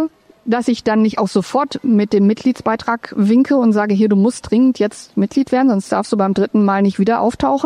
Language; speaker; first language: German; native; German